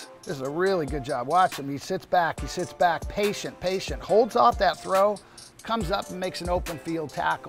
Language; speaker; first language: English; native; English